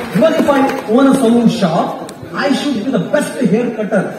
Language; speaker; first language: English; non-native, local second language; Kannada